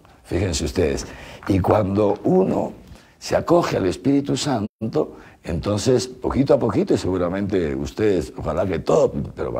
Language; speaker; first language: Spanish; native; Spanish